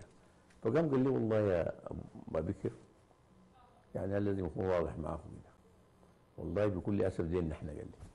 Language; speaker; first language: Arabic; native; Arabic